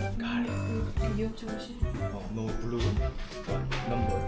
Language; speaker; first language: English; non-native, learner; Korean